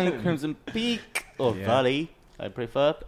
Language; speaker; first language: English; non-native, fluent; Japanese